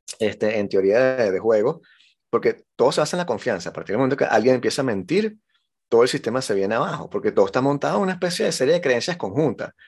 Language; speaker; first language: Spanish; native; Spanish